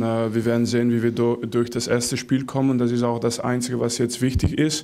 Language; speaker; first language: German; non-native, fluent; Dutch